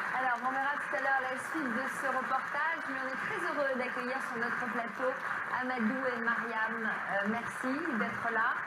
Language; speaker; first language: French; native; French